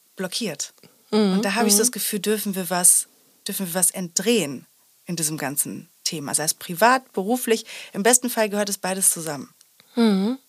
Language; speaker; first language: German; native; German